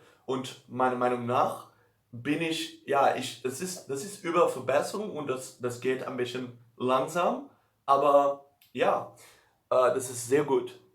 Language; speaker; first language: German; non-native, learner; Dutch